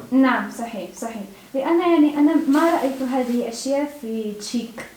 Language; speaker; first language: Arabic; non-native, learner; Czech